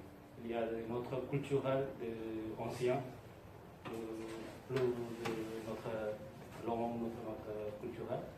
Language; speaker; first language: French; non-native, learner; Tamil